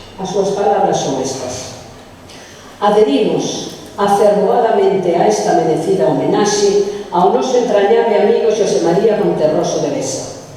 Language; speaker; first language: Galician; native; Galician